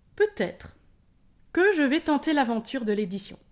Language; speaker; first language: French; native; French